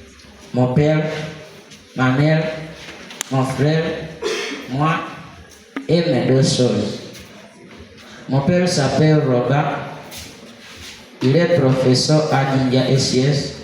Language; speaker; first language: French; non-native, learner; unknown